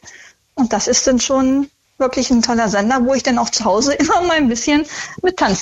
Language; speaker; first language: German; native; German